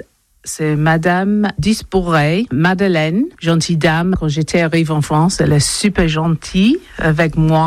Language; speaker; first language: French; non-native, learner; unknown